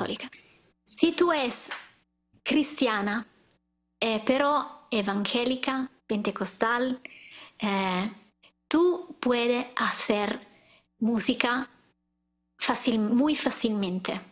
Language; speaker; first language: Spanish; non-native, learner; Italian